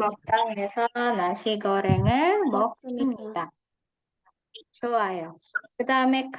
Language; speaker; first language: Korean; non-native, fluent; Indonesian